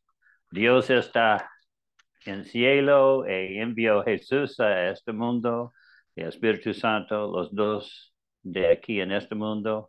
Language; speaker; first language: Spanish; non-native, learner; English